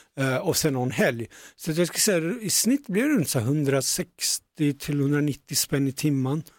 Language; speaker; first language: Swedish; early bilingual, other home language; Punjabi